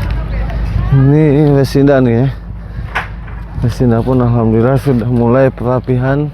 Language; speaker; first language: Indonesian; non-native, local second language; Sundanese